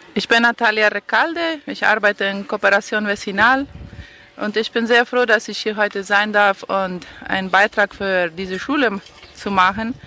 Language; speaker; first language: German; non-native, fluent; Spanish